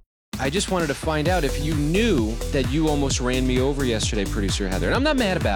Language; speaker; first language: English; native; English